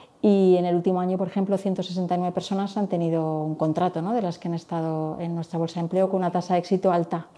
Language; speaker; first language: Spanish; native; Spanish